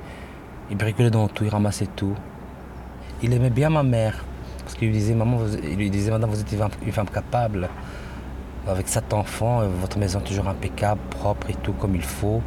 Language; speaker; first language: French; native; French